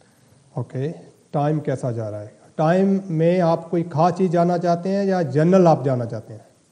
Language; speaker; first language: Hindi; native; Hindi